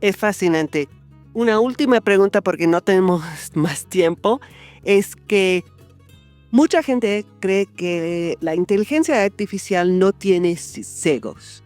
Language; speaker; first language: Spanish; non-native, fluent; English